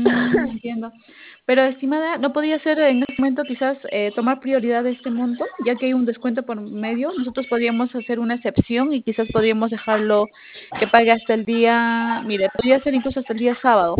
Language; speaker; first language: Spanish; native; Spanish